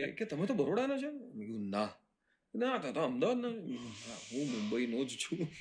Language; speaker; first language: Gujarati; native; Gujarati